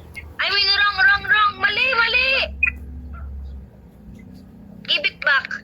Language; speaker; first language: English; non-native, local second language; Filipino